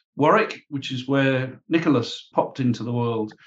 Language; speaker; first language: English; native; English